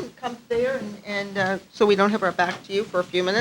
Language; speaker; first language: English; native; English